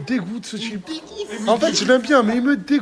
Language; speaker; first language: French; native; French